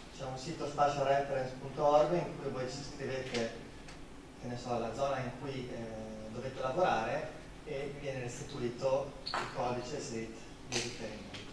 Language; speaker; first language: Italian; native; Italian